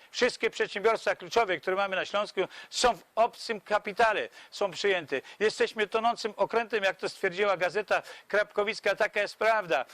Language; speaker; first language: Polish; native; Polish